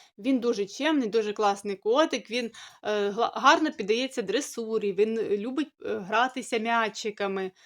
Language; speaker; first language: Ukrainian; native; Ukrainian